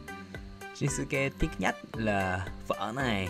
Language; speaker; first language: Vietnamese; non-native, learner; Japanese